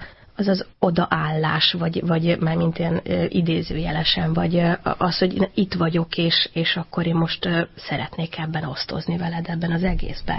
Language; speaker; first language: Hungarian; native; Hungarian